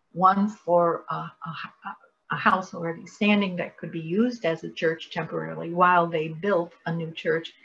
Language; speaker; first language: English; native; English